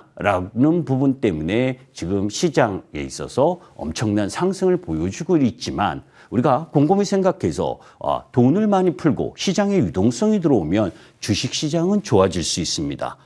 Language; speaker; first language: Korean; native; Korean